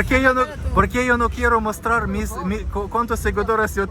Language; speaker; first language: Spanish; non-native, learner; Russian